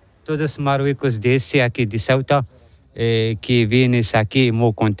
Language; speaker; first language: Spanish; non-native, learner; Arabic